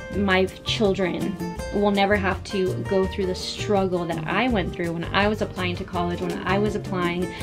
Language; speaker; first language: English; early bilingual, other home language; Spanish